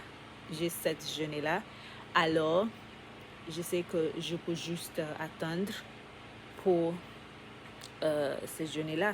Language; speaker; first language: French; non-native, learner; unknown